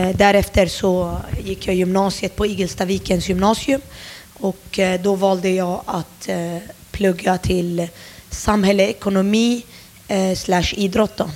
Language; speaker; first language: Swedish; early bilingual, other home language; Turoyo